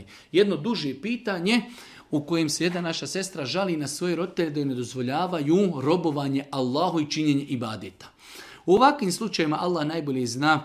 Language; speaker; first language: Croatian; native; Croatian